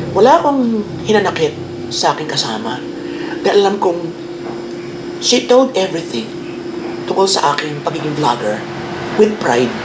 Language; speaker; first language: Filipino; native; Filipino